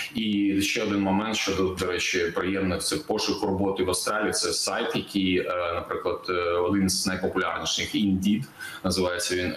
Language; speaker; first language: Ukrainian; native; Ukrainian